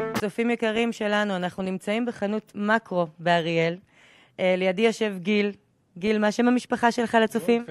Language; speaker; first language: Hebrew; native; Hebrew